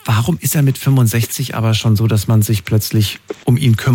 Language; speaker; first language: German; native; German